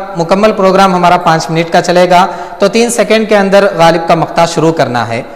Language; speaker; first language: Urdu; native; Urdu